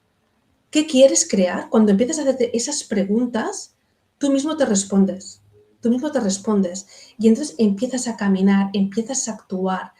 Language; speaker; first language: Spanish; native; Spanish